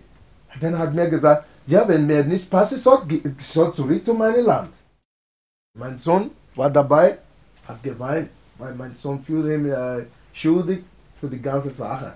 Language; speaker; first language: German; non-native, learner; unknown